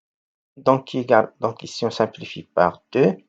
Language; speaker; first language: French; non-native, local second language; Arabic